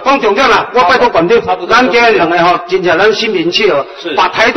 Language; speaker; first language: Chinese; native; Chinese